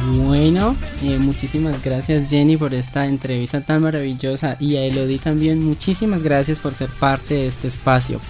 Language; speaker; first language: Spanish; native; Spanish